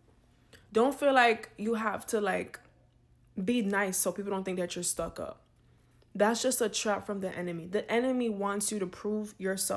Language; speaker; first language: English; native; English